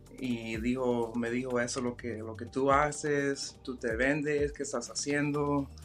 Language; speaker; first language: Spanish; early bilingual, heritage; Spanish